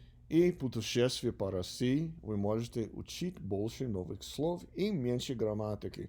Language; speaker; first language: Russian; non-native, learner; English